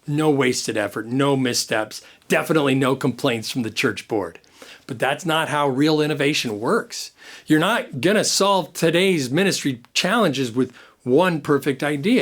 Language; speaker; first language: English; native; English